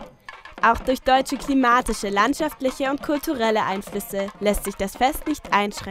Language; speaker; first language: German; native; German